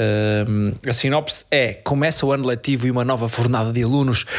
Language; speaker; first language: Portuguese; native; Portuguese